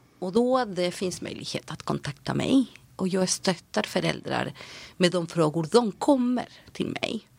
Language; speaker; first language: Swedish; non-native, fluent; Spanish